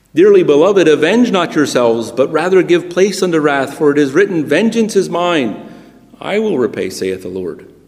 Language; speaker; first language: English; native; English